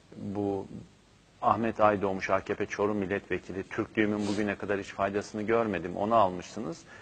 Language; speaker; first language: Turkish; native; Turkish